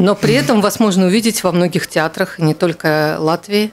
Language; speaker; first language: Russian; native; Russian